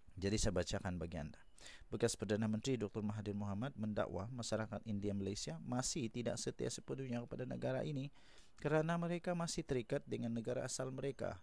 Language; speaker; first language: Malay; non-native, local second language; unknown